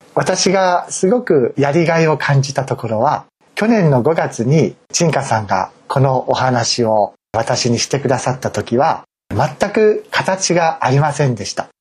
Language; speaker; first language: Japanese; native; Japanese